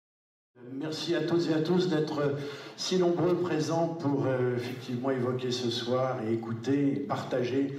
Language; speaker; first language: French; native; French